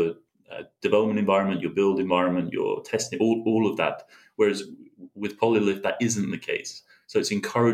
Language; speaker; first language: English; native; English